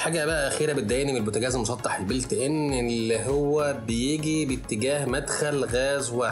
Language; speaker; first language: Arabic; native; Arabic